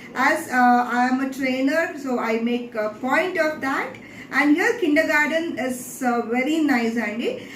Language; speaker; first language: English; non-native, local second language; Telugu